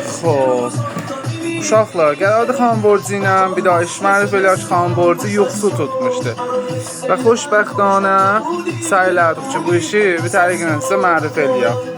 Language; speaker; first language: Azerbaijani; native; Azerbaijani